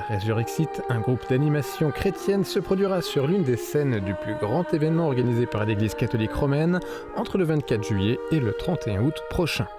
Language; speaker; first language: French; native; French